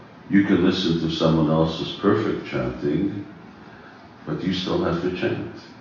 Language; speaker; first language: English; early bilingual, other home language; Hungarian